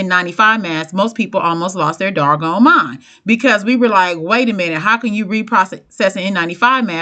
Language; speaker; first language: English; native; English